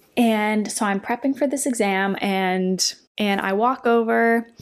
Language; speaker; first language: English; native; English